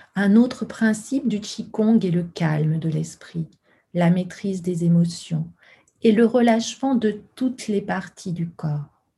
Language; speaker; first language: French; native; French